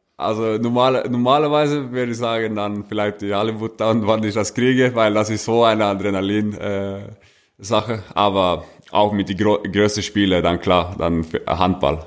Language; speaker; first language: German; non-native, fluent; Norwegian